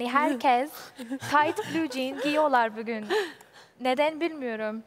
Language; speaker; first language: Turkish; non-native, learner; English